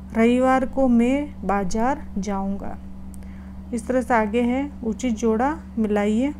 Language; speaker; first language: Hindi; non-native, local second language; Gujarati